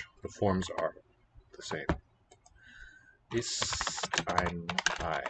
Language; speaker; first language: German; non-native, learner; English